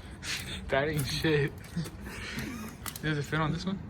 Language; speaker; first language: English; native; English